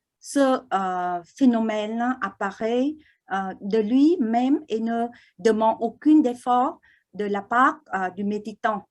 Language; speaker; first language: French; non-native, fluent; Vietnamese